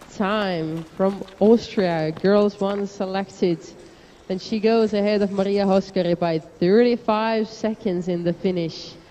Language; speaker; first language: English; non-native, fluent; Estonian